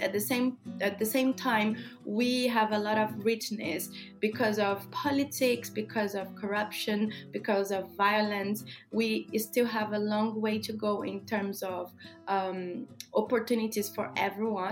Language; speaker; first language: English; non-native, fluent; Portuguese